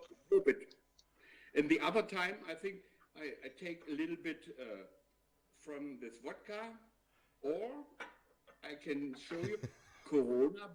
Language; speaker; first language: English; non-native, learner; German